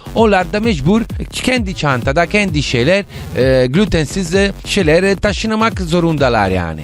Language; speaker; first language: Turkish; non-native, learner; Italian